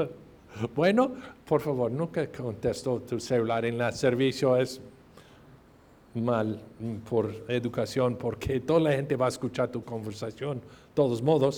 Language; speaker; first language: Spanish; non-native, fluent; English